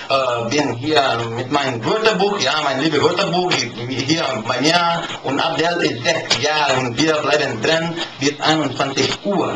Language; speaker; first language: German; non-native, learner; Portuguese